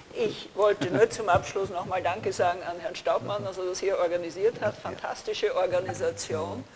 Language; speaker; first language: German; native; German